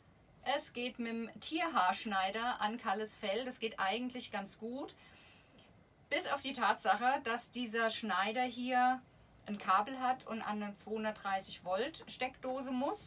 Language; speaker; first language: German; native; German